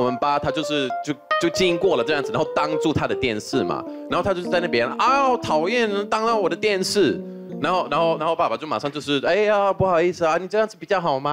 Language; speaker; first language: Chinese; non-native, fluent; Swedish